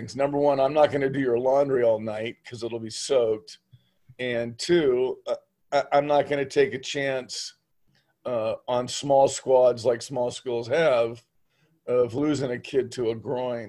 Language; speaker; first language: English; native; English